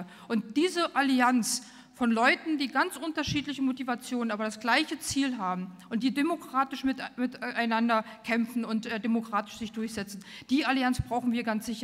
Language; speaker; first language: German; native; German